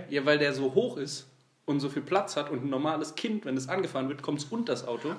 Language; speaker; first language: German; early bilingual, other home language; Turkish